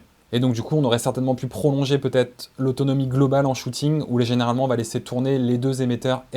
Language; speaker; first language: French; native; French